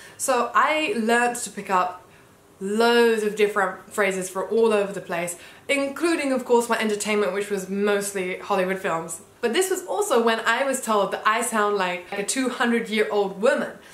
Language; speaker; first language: English; early bilingual, heritage; English